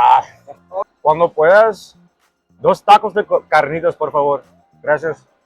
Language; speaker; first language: Spanish; non-native, learner; English